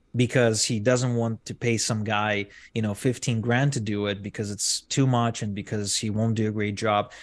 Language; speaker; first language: English; non-native, fluent; Hebrew